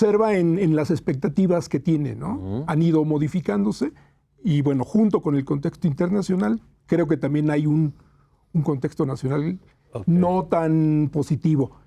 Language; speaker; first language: Spanish; native; Spanish